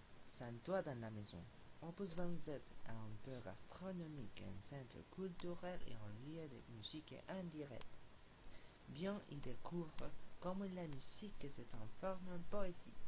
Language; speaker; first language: French; non-native, learner; Spanish